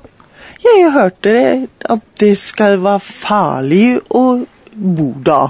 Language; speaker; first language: Norwegian; non-native, learner; German